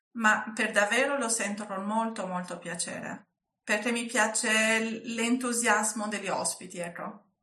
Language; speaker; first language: Italian; non-native, fluent; Albanian